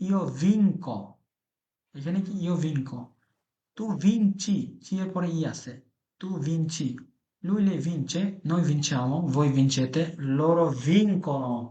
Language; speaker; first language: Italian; non-native, fluent; Bangla